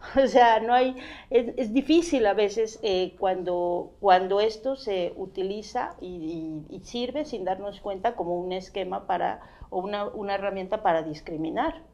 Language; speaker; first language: Spanish; native; Spanish